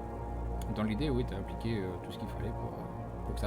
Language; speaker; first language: French; native; French